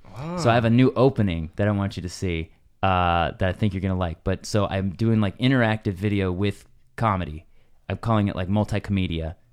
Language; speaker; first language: English; native; English